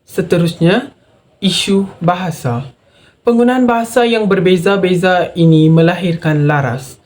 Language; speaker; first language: Malay; non-native, local second language; Tamil